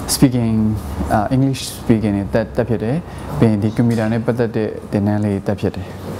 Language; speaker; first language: Burmese; native; Burmese